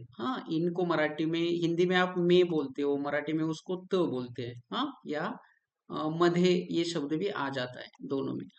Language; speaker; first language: Hindi; non-native, local second language; Marathi